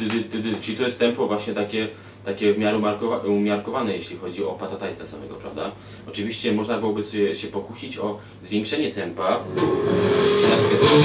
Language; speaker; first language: Polish; native; Polish